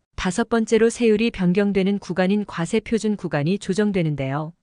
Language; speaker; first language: Korean; native; Korean